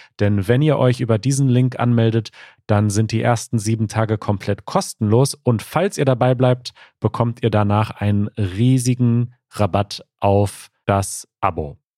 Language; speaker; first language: German; native; German